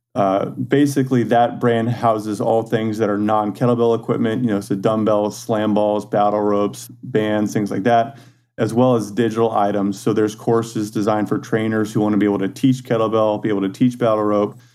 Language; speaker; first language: English; native; English